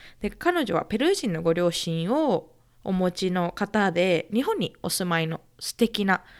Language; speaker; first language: Japanese; native; Japanese